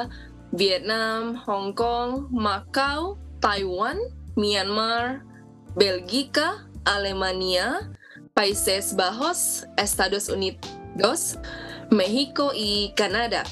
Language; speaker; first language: Spanish; non-native, learner; Indonesian